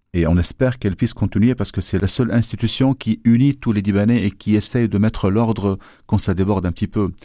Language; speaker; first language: French; non-native, local second language; Arabic